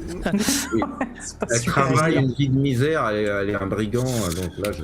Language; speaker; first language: French; native; French